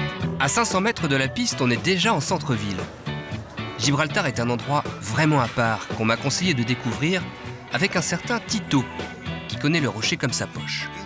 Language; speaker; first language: French; native; French